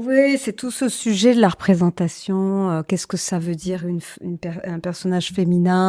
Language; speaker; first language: French; native; French